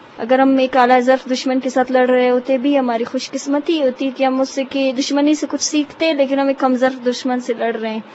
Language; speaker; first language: Urdu; non-native, local second language; Baluchi